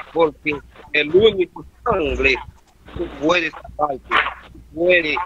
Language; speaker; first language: Spanish; non-native, learner; Haitian Creole